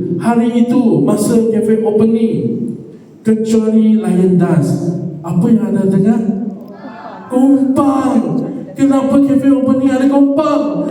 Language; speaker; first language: Malay; non-native, local second language; Chinese